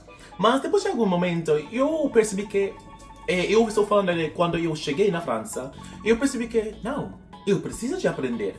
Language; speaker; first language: Portuguese; non-native, fluent; English